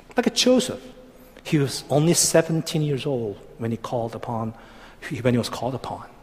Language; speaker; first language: English; non-native, fluent; Korean